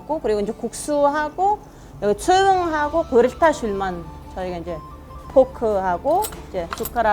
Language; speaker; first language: Korean; non-native, fluent; Mongolian